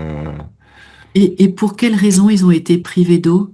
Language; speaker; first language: French; native; French